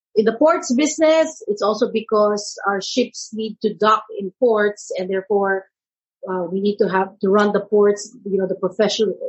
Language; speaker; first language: English; non-native, local second language; Filipino